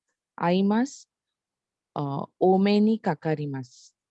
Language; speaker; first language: Japanese; non-native, learner; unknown